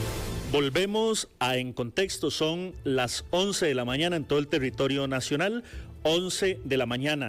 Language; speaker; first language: Spanish; native; Spanish